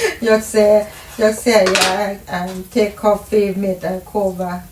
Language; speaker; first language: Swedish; non-native, learner; Thai